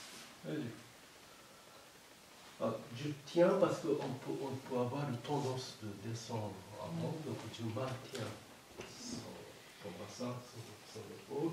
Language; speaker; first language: French; non-native, learner; Japanese